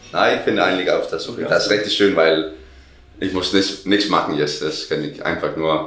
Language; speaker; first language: German; non-native, learner; Danish